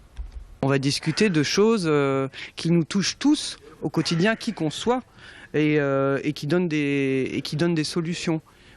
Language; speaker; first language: French; native; French